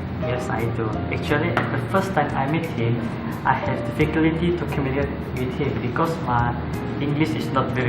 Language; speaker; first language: English; non-native, local second language; Malay